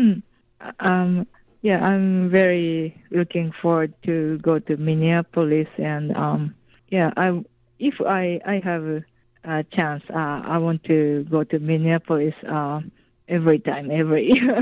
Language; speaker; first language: English; non-native, fluent; Japanese